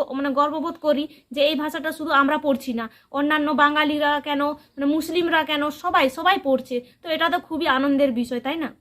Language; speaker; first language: Bangla; non-native, local second language; Santali